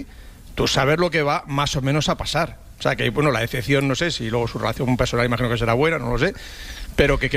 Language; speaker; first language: Spanish; native; Spanish